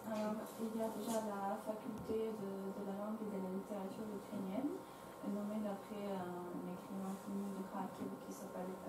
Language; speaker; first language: French; non-native, fluent; Ukrainian